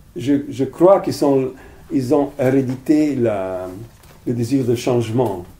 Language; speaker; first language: French; non-native, fluent; Italian